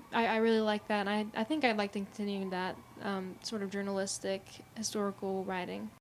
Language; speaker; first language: English; native; English